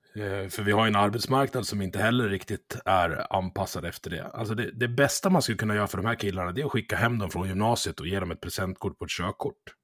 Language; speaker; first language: Swedish; native; Swedish